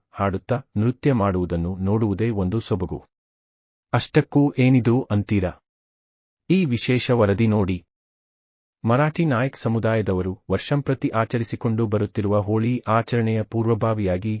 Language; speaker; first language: Kannada; native; Kannada